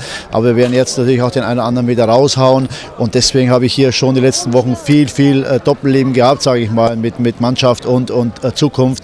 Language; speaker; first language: German; native; German